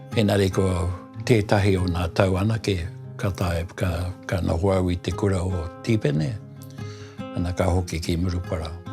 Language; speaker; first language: Māori; native; Māori